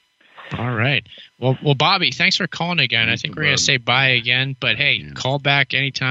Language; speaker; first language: English; native; English